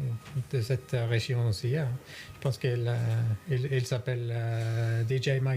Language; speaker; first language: French; non-native, fluent; Norwegian